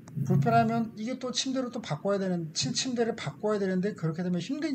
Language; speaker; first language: Korean; native; Korean